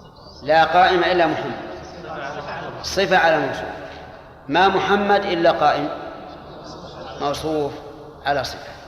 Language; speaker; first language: Arabic; native; Arabic